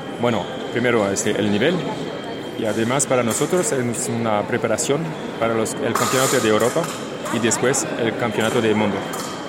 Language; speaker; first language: Spanish; non-native, fluent; French